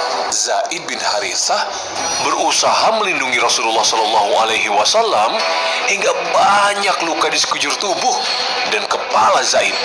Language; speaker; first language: Indonesian; native; Indonesian